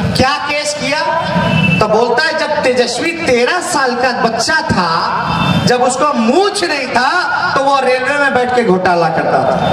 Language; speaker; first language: Hindi; native; Hindi